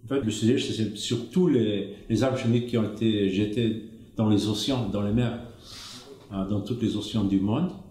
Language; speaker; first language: French; non-native, fluent; English